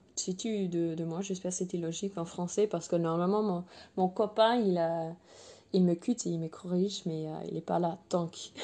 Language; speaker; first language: French; non-native, fluent; English